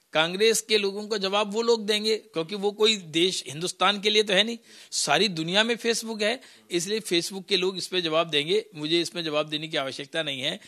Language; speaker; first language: Hindi; native; Hindi